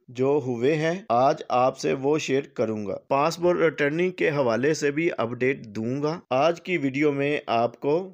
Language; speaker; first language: Urdu; non-native, local second language; Punjabi